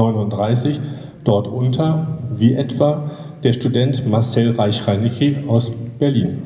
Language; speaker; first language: German; native; German